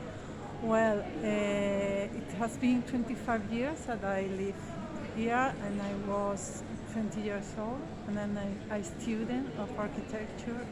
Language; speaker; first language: English; non-native, learner; Spanish